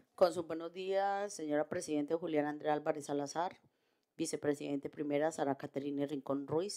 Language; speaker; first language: Spanish; native; Spanish